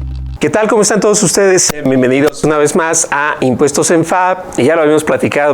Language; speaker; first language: Spanish; native; Spanish